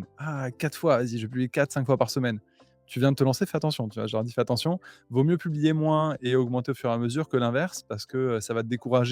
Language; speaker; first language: French; native; French